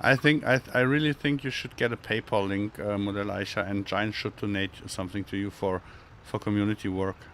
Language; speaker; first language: English; non-native, fluent; German